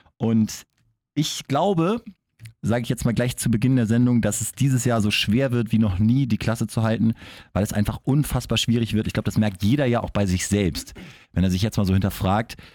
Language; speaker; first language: German; native; German